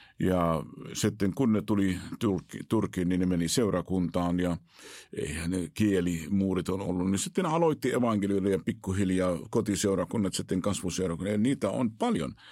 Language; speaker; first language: Finnish; non-native, fluent; Arabic